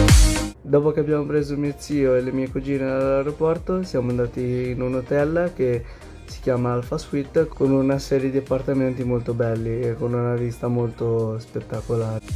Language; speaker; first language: Italian; early bilingual, other home language; Filipino